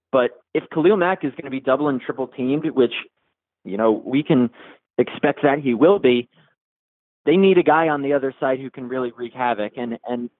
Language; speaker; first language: English; native; English